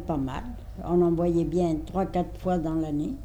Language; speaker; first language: French; native; French